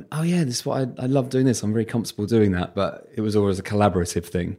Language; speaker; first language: English; native; English